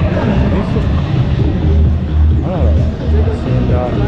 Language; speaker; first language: Spanish; non-native, learner; Japanese